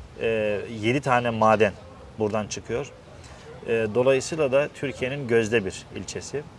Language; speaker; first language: Turkish; native; Turkish